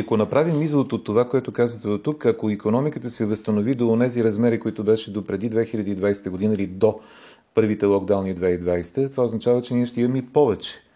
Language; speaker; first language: Bulgarian; native; Bulgarian